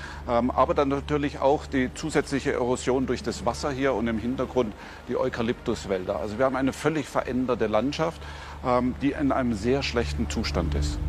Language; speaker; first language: German; native; German